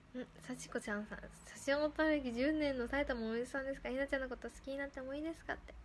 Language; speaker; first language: Japanese; native; Japanese